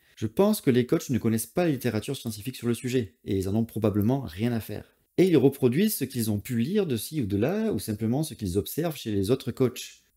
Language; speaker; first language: French; native; French